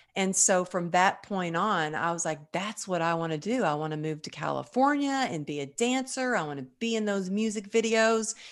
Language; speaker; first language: English; native; English